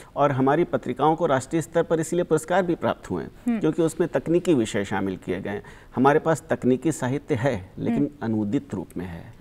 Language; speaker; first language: Hindi; native; Hindi